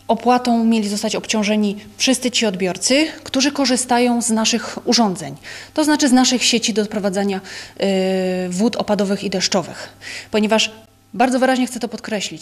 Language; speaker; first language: Polish; native; Polish